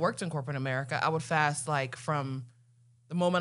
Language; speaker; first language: English; non-native, local second language; Akan